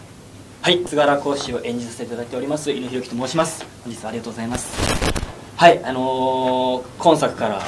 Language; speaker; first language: Japanese; native; Japanese